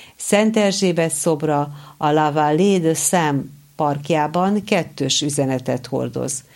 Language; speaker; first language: Hungarian; native; Hungarian